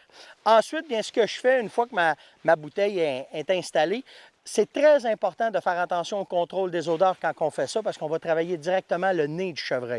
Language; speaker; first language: French; native; French